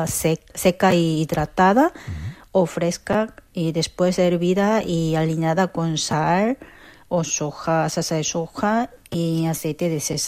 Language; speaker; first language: Spanish; non-native, fluent; Korean